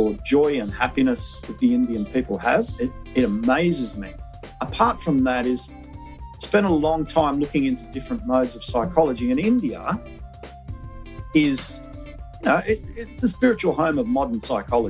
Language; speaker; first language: English; native; English